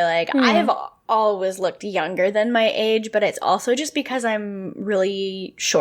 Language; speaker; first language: English; native; English